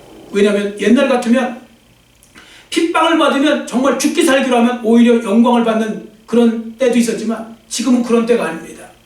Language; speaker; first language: Korean; native; Korean